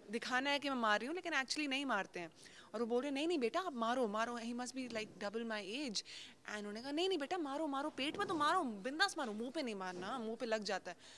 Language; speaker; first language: Hindi; native; Hindi